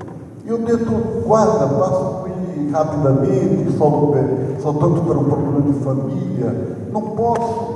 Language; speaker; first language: Italian; non-native, fluent; Portuguese